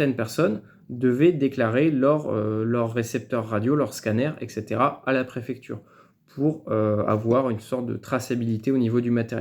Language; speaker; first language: French; native; French